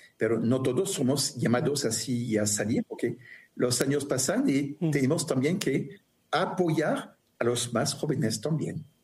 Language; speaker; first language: Spanish; non-native, fluent; French